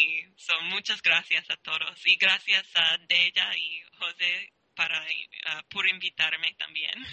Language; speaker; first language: Spanish; non-native, learner; English